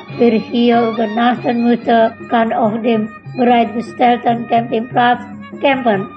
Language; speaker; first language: German; non-native, fluent; Indonesian